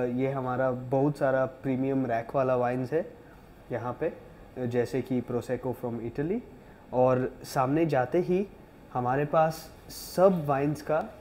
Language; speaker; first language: Hindi; non-native, local second language; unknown